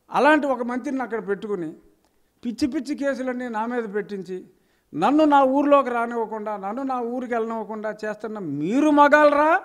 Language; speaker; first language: Telugu; native; Telugu